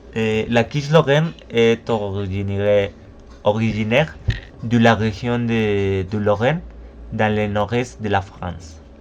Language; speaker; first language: French; non-native, learner; Spanish